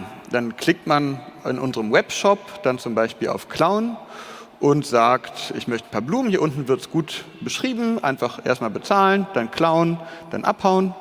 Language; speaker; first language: German; native; German